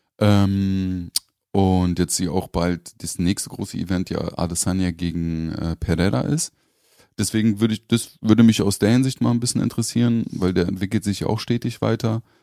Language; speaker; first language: German; native; German